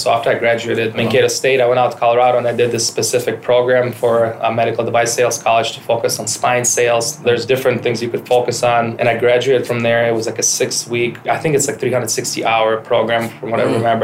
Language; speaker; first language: English; non-native, fluent; Ukrainian